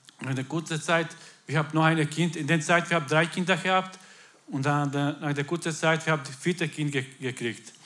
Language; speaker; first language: German; non-native, learner; Croatian